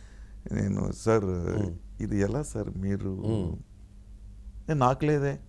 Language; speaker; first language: Telugu; non-native, learner; Tamil